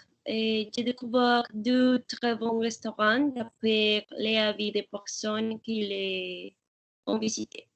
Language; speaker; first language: French; non-native, learner; Spanish